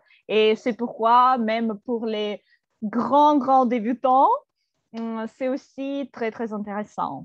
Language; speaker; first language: French; non-native, fluent; Russian